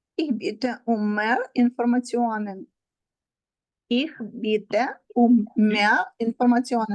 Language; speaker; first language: German; non-native, learner; Ukrainian